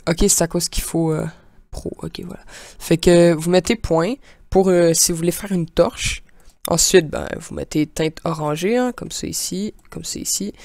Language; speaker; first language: French; native; French